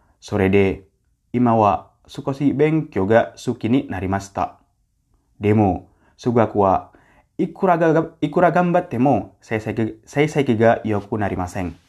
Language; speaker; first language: Japanese; non-native, learner; Indonesian